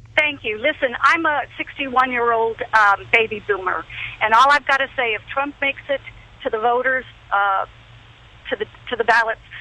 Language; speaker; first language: English; native; English